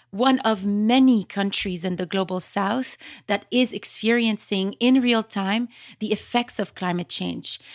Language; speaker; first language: English; early bilingual, other home language; Arabic